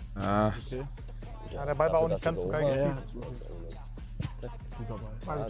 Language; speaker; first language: German; native; German